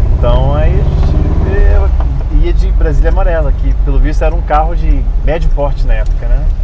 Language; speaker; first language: Portuguese; early bilingual, other home language; English